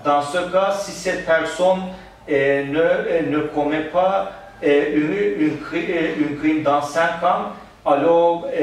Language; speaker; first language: French; non-native, learner; Turkish